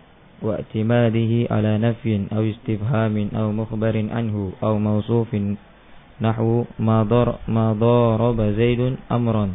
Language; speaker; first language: Arabic; non-native, fluent; Indonesian